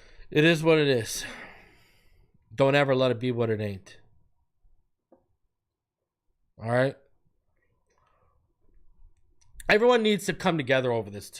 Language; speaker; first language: English; native; English